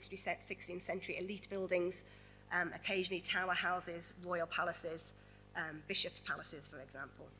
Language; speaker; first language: English; native; English